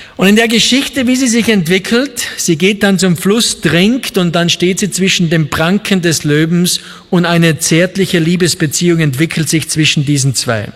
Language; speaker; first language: German; native; German